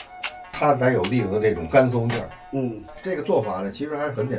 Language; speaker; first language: Chinese; native; Chinese